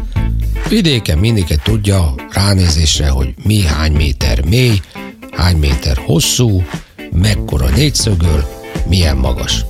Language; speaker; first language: Hungarian; native; Hungarian